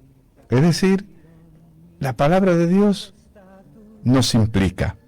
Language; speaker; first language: Spanish; native; Spanish